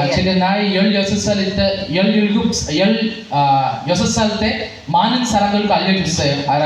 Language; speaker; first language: Korean; non-native, learner; Telugu